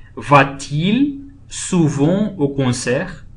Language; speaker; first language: French; non-native, fluent; Portuguese